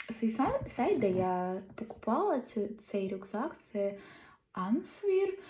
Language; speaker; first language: Ukrainian; non-native, local second language; Russian